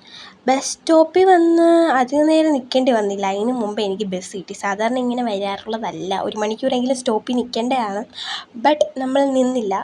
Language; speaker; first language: Malayalam; native; Malayalam